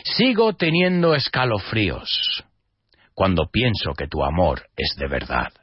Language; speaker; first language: Spanish; non-native, fluent; English